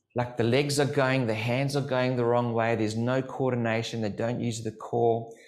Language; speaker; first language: English; native; English